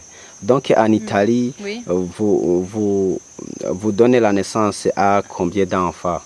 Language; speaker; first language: French; non-native, local second language; Rundi